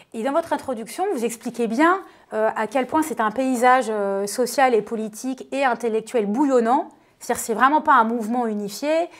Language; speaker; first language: French; native; French